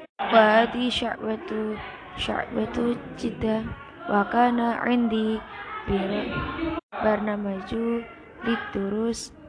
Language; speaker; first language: Arabic; non-native, learner; Indonesian